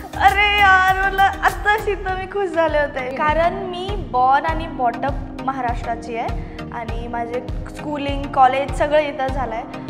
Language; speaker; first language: Marathi; non-native, local second language; Malayalam